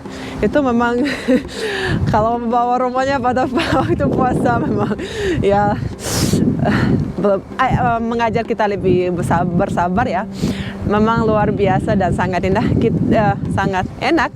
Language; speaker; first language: Indonesian; non-native, fluent; Russian